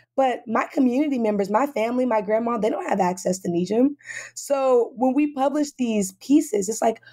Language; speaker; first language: English; native; English